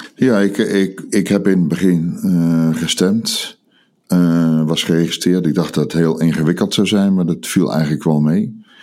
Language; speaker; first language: Dutch; native; Dutch